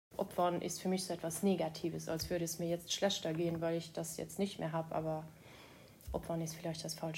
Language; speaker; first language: German; non-native, local second language; Luxembourgish